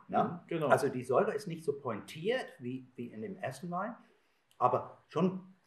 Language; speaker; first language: German; non-native, fluent; English